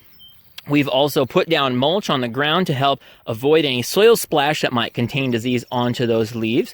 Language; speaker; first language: English; native; English